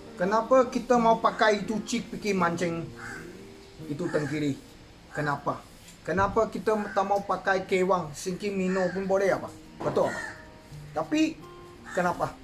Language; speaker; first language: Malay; non-native, local second language; Chinese